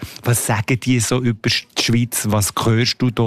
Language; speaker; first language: German; native; German